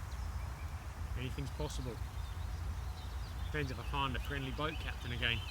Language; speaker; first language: English; native; English